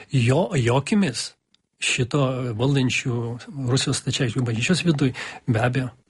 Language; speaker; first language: Lithuanian; non-native, local second language; Russian